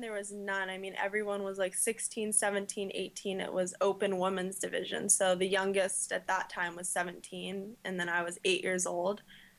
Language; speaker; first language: English; native; English